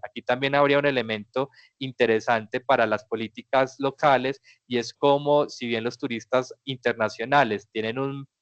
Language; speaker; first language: Spanish; native; Spanish